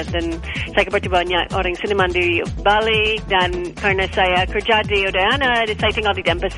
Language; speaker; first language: Indonesian; non-native, learner; English